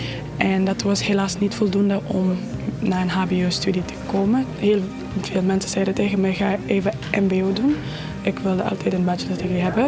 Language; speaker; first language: Dutch; non-native, fluent; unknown